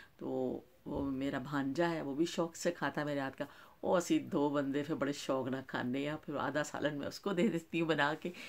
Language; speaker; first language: Urdu; non-native, local second language; Punjabi